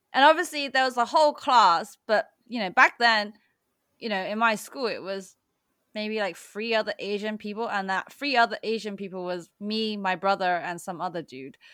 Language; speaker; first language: English; early bilingual, other home language; Cantonese